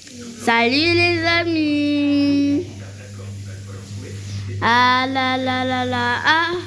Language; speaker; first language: French; native; French